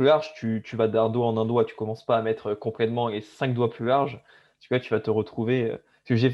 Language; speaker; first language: French; native; French